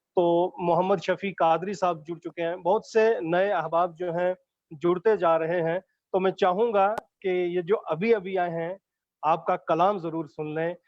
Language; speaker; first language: Urdu; native; Urdu